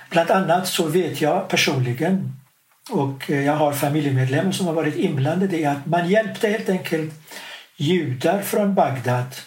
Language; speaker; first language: Swedish; non-native, fluent; Kurdish